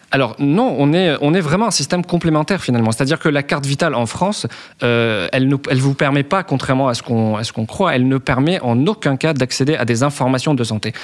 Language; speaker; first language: French; non-native, local second language; Arabic